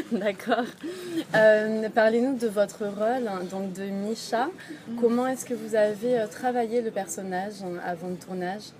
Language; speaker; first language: French; native; French